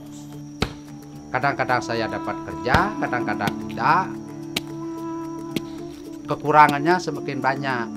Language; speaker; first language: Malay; non-native, local second language; Balinese